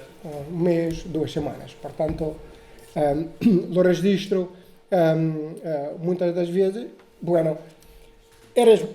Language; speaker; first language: Spanish; non-native, learner; Portuguese